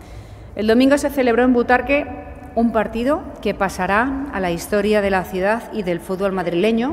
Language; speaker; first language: Spanish; native; Spanish